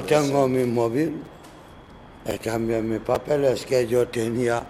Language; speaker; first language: Spanish; non-native, learner; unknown